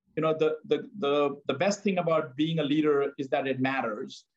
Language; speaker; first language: English; non-native, local second language; Punjabi